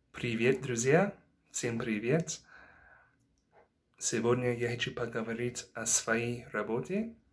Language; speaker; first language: Russian; non-native, learner; English